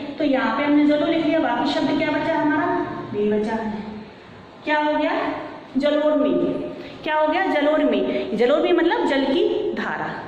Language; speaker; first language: Hindi; native; Hindi